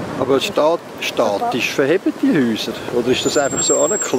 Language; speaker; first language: German; native; German